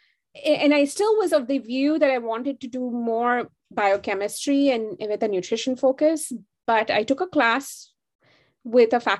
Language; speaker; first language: English; non-native, local second language; Hindi